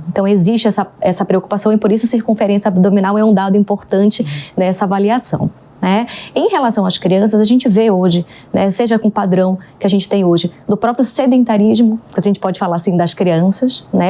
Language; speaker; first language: Portuguese; native; Portuguese